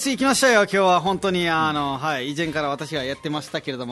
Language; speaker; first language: Japanese; non-native, fluent; Nepali